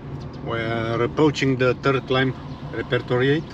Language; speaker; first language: English; non-native, learner; Romanian